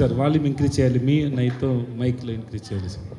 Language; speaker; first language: Telugu; non-native, learner; Tamil